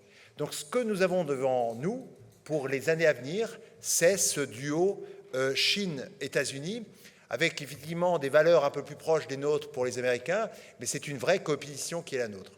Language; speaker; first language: French; native; French